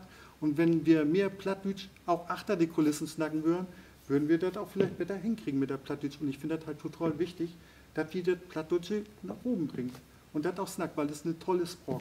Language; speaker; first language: German; native; German